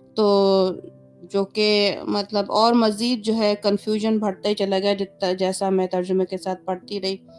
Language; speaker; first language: Urdu; native; Urdu